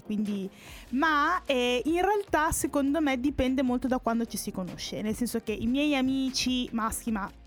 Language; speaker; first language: Italian; early bilingual, other home language; Spanish